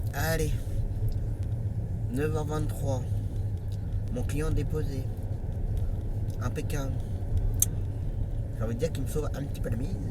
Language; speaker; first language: French; native; French